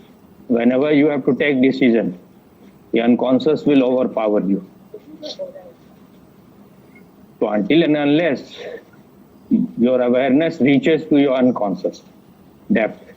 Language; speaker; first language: English; non-native, fluent; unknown